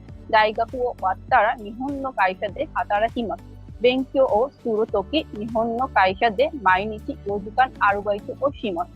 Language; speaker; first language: Japanese; non-native, learner; Bangla